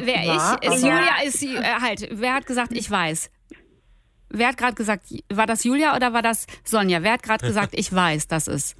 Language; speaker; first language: German; native; German